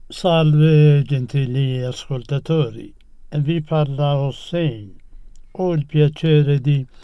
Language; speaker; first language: Italian; non-native, fluent; Persian